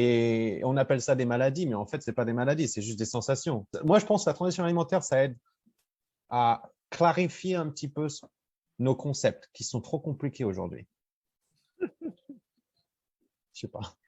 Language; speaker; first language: French; native; French